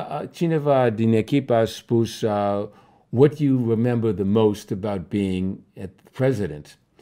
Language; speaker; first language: English; early bilingual, other home language; Romanian